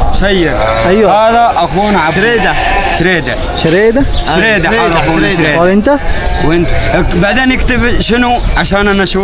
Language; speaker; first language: Arabic; non-native, learner; Hindi